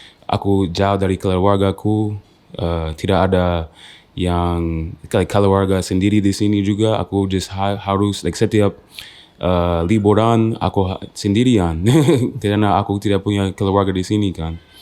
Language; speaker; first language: Indonesian; non-native, fluent; English